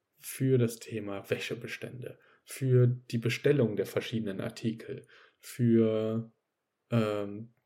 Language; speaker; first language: German; native; German